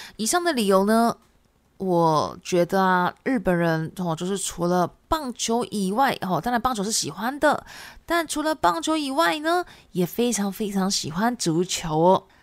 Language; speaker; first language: Chinese; non-native, fluent; Japanese